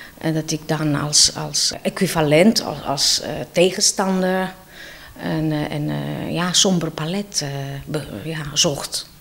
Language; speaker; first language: Dutch; non-native, fluent; Greek